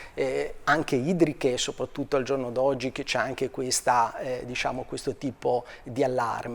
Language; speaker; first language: Italian; native; Italian